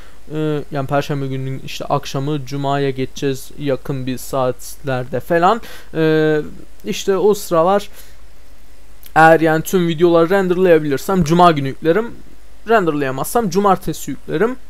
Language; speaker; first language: Turkish; native; Turkish